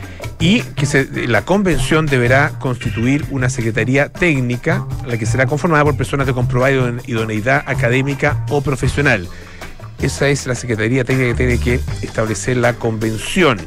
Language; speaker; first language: Spanish; native; Spanish